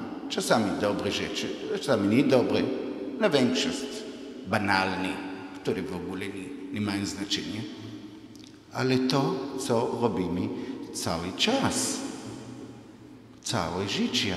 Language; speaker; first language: Polish; non-native, fluent; Hebrew